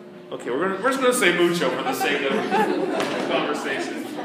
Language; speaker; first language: English; native; English